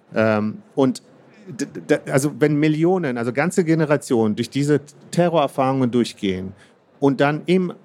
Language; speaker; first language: German; early bilingual, other home language; Russian